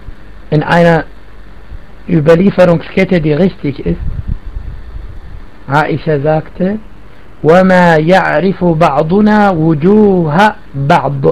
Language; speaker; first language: German; non-native, fluent; Arabic